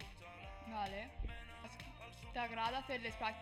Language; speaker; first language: Catalan; non-native, local second language; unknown